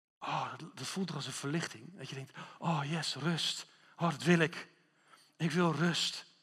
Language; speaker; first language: Dutch; non-native, fluent; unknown